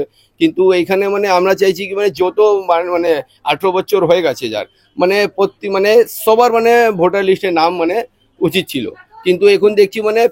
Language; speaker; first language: Bangla; non-native, local second language; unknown